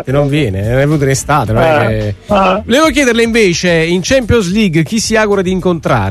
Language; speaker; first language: Italian; native; Italian